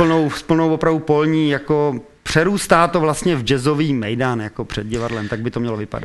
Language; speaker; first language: Czech; native; Czech